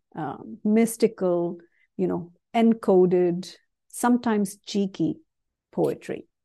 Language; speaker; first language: English; non-native, local second language; Kannada